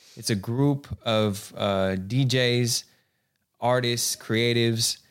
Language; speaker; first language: English; native; English